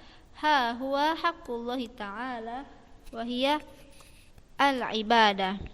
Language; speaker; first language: Arabic; non-native, fluent; Indonesian